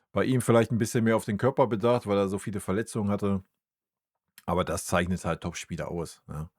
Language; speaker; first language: German; native; German